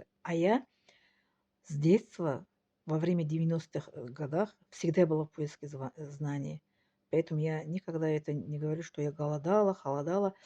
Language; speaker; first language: Russian; non-native, local second language; Tajik